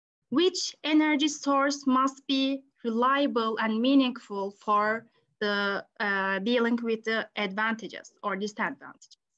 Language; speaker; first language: English; non-native, learner; Turkish